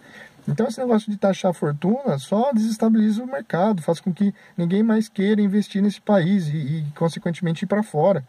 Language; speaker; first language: Portuguese; native; Portuguese